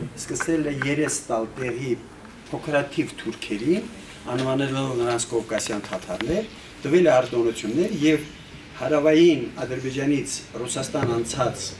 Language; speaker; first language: Armenian; native; Armenian